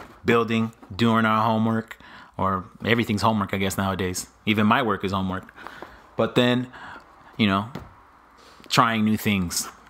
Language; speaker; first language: English; early bilingual, other home language; Spanish